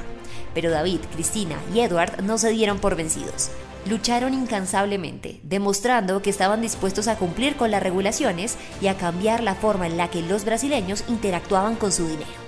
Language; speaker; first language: Spanish; native; Spanish